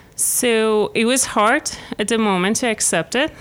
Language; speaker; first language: English; non-native, fluent; Persian